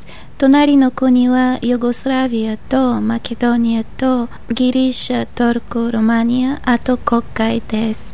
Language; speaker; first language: Japanese; non-native, fluent; Bulgarian